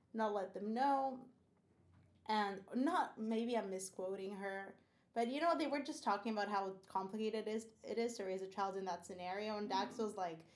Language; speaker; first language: English; non-native, fluent; Portuguese